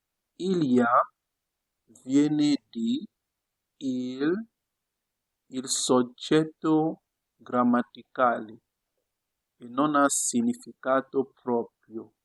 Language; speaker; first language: Italian; non-native, fluent; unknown